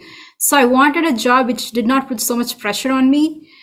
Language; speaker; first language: English; non-native, local second language; Tamil